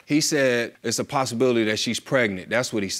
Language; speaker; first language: English; native; English